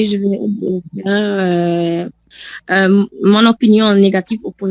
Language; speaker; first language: French; non-native, learner; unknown